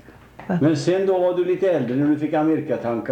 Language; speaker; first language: Swedish; native; Swedish